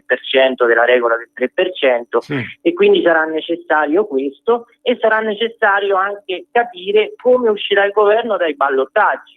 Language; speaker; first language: Italian; native; Italian